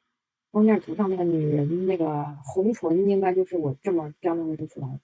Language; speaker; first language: Chinese; native; Chinese